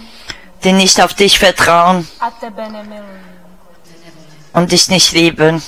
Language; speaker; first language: German; non-native, fluent; Czech